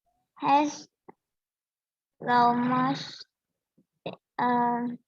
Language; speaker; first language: English; non-native, learner; Vietnamese